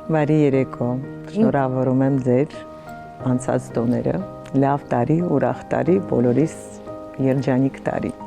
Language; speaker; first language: Armenian; native; Armenian